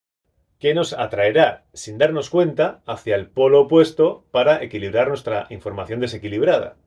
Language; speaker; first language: Spanish; native; Spanish